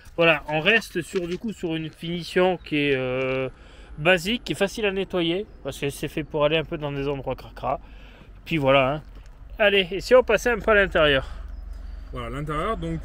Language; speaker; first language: French; native; French